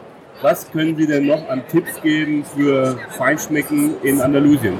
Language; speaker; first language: German; native; German